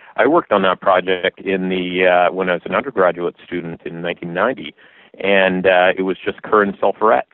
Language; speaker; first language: English; native; English